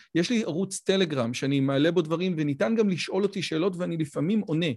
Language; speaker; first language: Hebrew; native; Hebrew